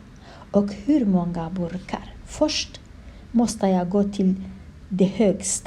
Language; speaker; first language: Swedish; non-native, learner; Kurdish